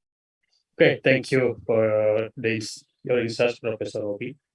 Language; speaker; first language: English; non-native, fluent; Indonesian